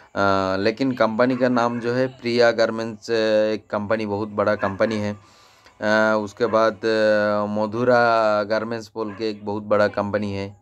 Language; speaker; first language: Hindi; non-native, local second language; Tamil